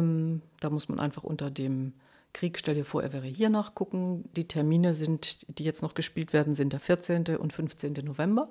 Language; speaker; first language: German; native; German